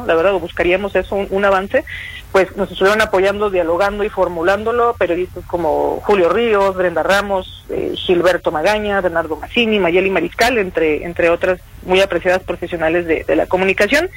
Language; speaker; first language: Spanish; native; Spanish